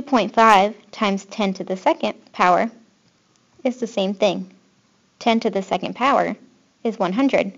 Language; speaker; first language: English; native; English